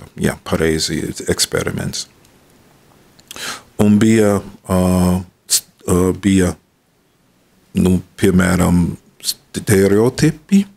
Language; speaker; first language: Latvian; non-native, fluent; English